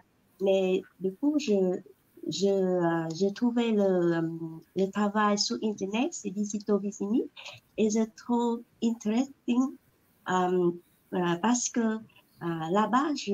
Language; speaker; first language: French; non-native, learner; Vietnamese